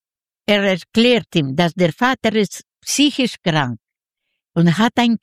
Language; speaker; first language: German; non-native, learner; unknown